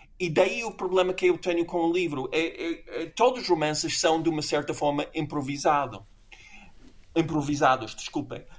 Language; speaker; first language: Portuguese; non-native, fluent; English